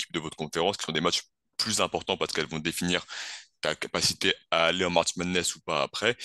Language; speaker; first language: French; native; French